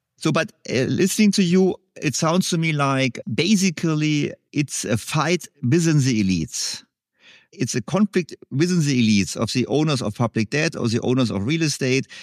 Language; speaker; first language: English; non-native, fluent; German